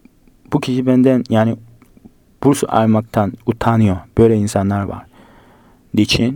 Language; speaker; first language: Turkish; non-native, fluent; Korean